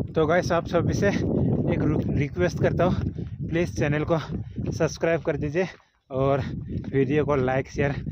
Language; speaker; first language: Hindi; non-native, local second language; Assamese